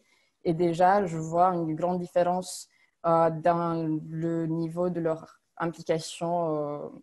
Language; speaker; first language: French; non-native, fluent; Romanian